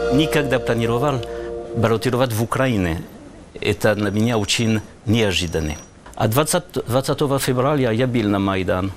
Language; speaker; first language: Ukrainian; non-native, learner; French